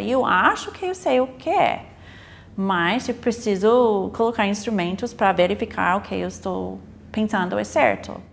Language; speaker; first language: Portuguese; non-native, fluent; English